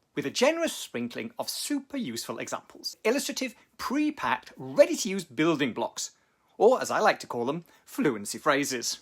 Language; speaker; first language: English; native; English